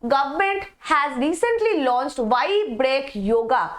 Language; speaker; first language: English; non-native, local second language; Bangla